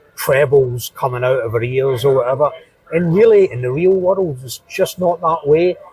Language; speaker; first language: English; native; English